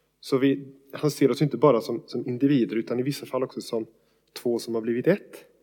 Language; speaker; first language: Swedish; native; Swedish